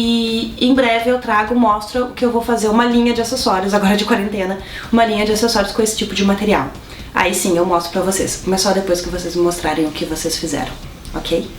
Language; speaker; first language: Portuguese; native; Portuguese